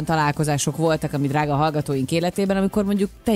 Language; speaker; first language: Hungarian; native; Hungarian